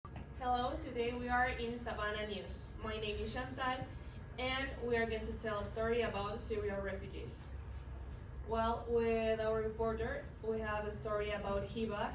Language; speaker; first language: English; non-native, learner; Spanish